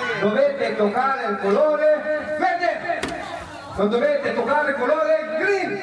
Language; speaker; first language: Italian; non-native, fluent; Filipino